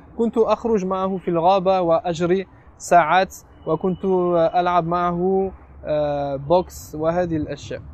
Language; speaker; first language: Arabic; non-native, fluent; French